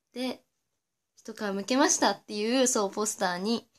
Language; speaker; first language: Japanese; native; Japanese